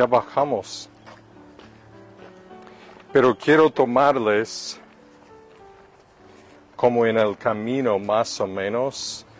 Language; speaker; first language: Spanish; non-native, fluent; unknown